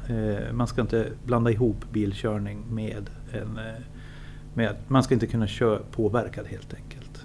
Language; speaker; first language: Swedish; native; Swedish